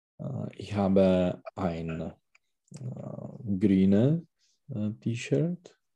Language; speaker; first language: German; non-native, learner; Czech